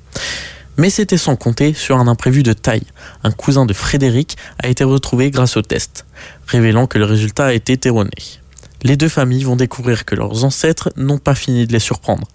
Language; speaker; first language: French; native; French